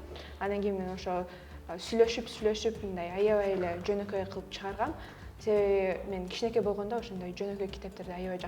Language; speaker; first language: Kyrgyz; early bilingual, heritage; Kyrgyz